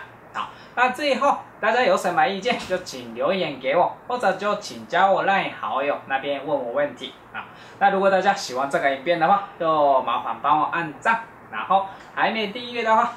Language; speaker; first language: Chinese; non-native, fluent; Japanese